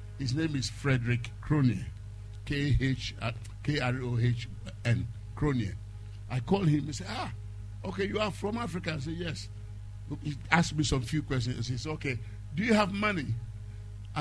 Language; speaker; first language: English; non-native, local second language; Akan